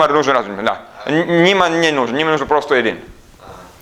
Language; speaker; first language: Russian; non-native, learner; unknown